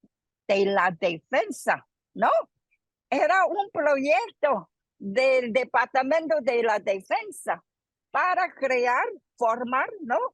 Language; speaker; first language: Spanish; non-native, fluent; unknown